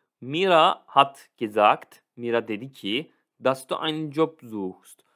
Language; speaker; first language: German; non-native, fluent; Turkish